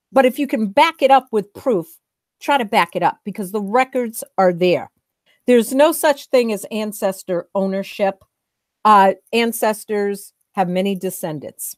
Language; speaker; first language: English; native; English